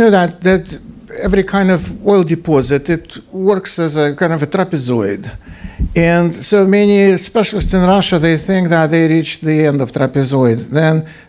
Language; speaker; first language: English; non-native, fluent; Russian